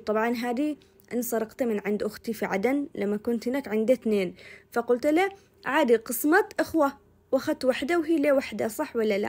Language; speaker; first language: Arabic; native; Arabic